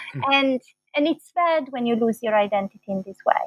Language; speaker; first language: English; non-native, fluent; Italian